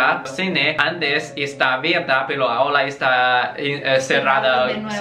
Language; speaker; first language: Spanish; non-native, learner; Chinese